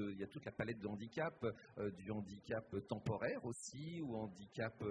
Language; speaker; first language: French; native; French